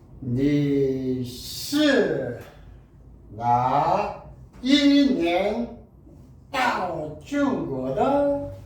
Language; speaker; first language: Chinese; non-native, learner; Korean